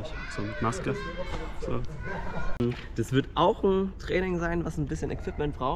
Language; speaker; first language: German; native; German